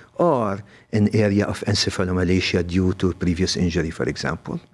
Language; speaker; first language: English; non-native, fluent; Arabic